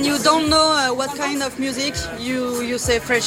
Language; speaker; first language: English; non-native, learner; French